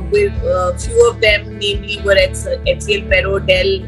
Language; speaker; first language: English; non-native, local second language; Hindi